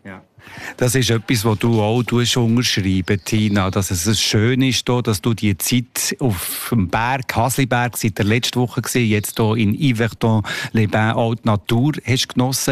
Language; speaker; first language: German; native; German